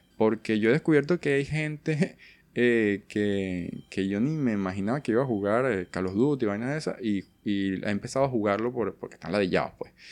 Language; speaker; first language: Spanish; native; Spanish